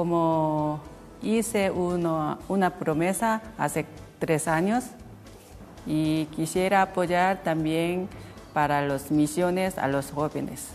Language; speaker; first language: Spanish; non-native, learner; Korean